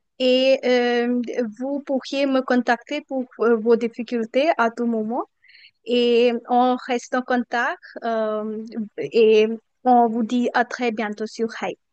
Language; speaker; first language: French; non-native, fluent; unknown